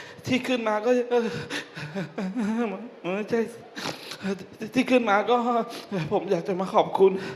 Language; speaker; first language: Thai; non-native, local second language; Hmong